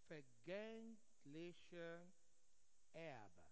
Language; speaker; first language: German; non-native, learner; English